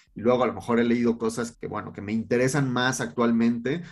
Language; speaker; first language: Spanish; native; Spanish